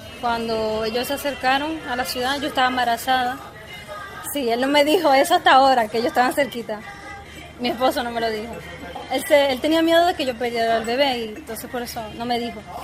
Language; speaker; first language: Spanish; native; Spanish